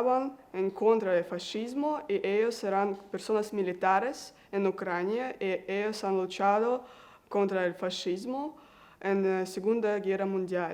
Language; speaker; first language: Spanish; non-native, learner; Russian